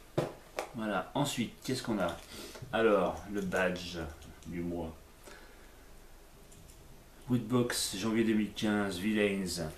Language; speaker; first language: French; native; French